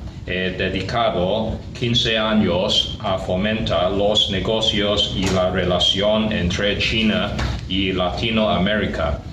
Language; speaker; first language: Spanish; non-native, learner; Chinese